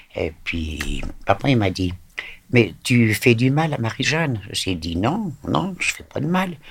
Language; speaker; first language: French; native; French